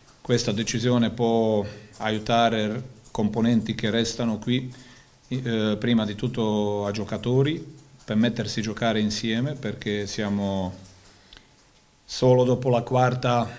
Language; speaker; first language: Italian; non-native, fluent; Croatian